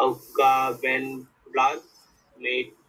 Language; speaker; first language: German; non-native, learner; Bangla